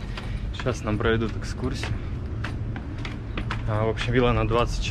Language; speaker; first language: Russian; native; Russian